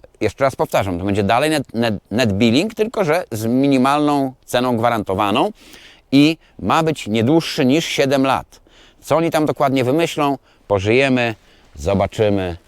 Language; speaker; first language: Polish; native; Polish